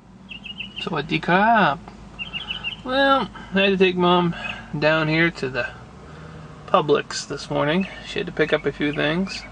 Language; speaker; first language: English; native; English